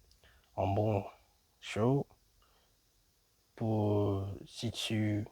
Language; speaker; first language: French; non-native, learner; English